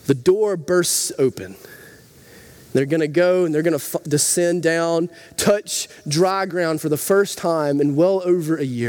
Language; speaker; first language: English; native; English